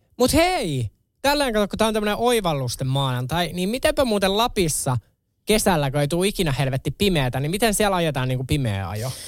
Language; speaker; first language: Finnish; native; Finnish